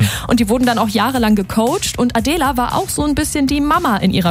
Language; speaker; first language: German; native; German